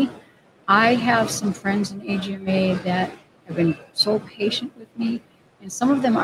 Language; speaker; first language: English; native; English